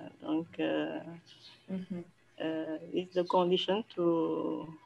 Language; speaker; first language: English; non-native, learner; French